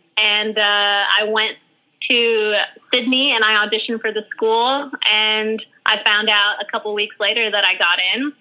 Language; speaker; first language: English; early bilingual, other home language; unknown